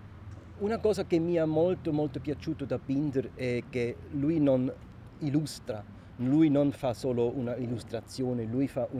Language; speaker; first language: Italian; non-native, local second language; German